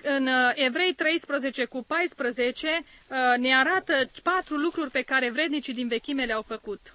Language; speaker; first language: Romanian; native; Romanian